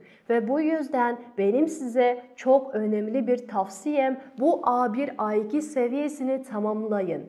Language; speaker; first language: Turkish; non-native, fluent; Kazakh